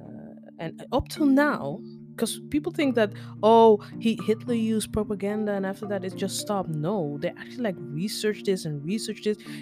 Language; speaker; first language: English; non-native, fluent; Dutch